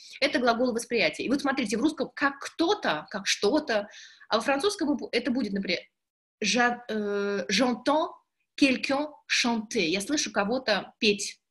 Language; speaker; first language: Russian; native; Russian